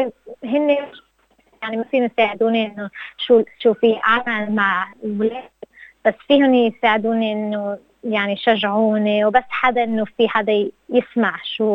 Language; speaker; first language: Arabic; early bilingual, heritage; Arabic